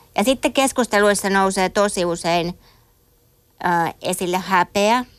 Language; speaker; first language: Finnish; native; Finnish